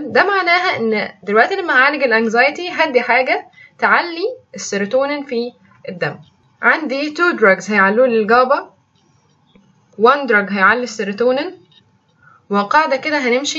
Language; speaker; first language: Arabic; native; Arabic